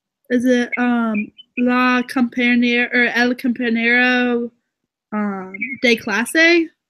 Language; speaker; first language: Spanish; non-native, learner; English